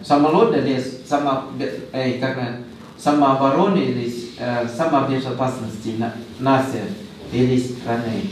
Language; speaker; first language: Russian; non-native, fluent; Thai